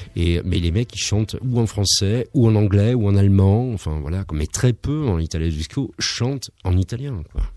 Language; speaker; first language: French; native; French